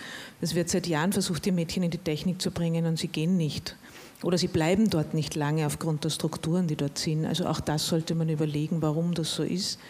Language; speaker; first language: German; native; German